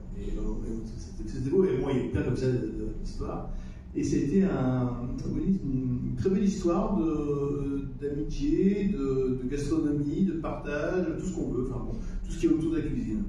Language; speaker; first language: French; native; French